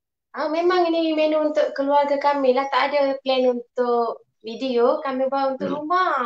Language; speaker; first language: Malay; non-native, local second language; Tamil